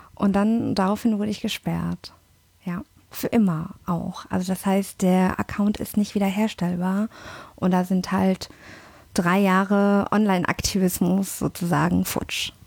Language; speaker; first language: German; early bilingual, other home language; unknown